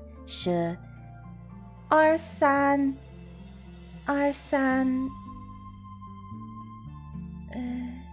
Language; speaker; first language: Chinese; non-native, learner; English